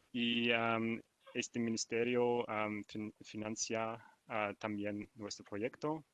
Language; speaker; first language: Spanish; non-native, learner; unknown